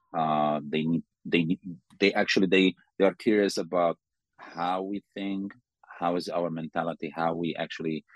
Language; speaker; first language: English; non-native, fluent; Arabic